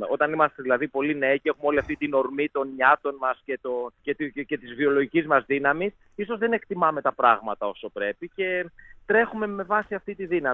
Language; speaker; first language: Greek; native; Greek